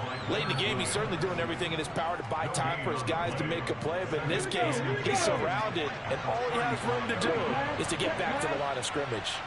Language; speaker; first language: English; native; English